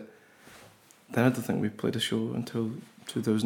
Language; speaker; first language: English; native; English